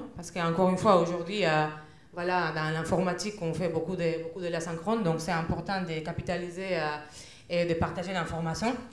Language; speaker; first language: French; non-native, fluent; Spanish